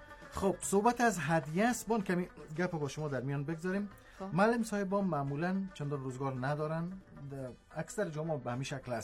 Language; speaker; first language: Persian; native; Persian